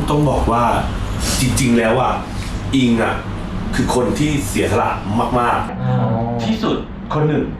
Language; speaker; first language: Thai; native; Thai